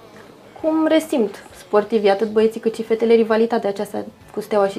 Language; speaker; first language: Romanian; native; Romanian